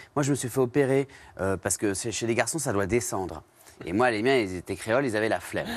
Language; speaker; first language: French; native; French